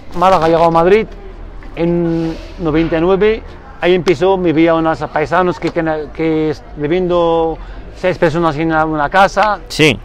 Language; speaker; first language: Spanish; non-native, fluent; Arabic